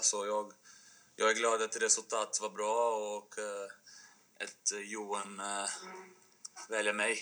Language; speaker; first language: Swedish; non-native, fluent; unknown